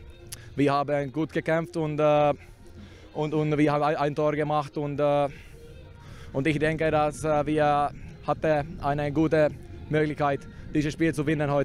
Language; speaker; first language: German; non-native, learner; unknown